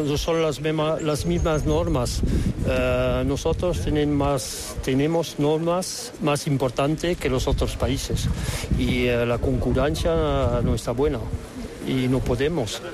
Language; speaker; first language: Spanish; non-native, learner; French